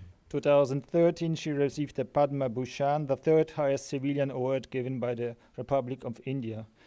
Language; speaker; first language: English; non-native, fluent; Polish